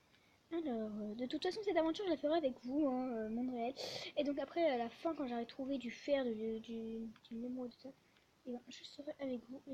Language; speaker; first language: French; native; French